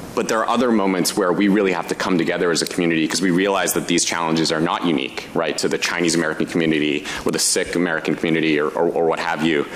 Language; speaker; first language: English; native; English